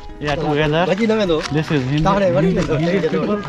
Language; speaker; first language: English; non-native, learner; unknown